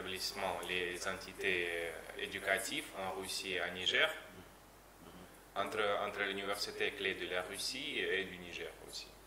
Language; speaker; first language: French; non-native, learner; Russian